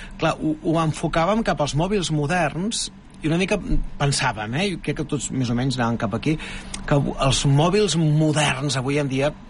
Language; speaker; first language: Catalan; native; Catalan